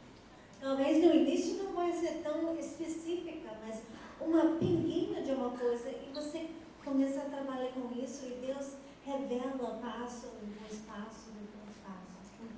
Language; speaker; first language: Portuguese; non-native, fluent; English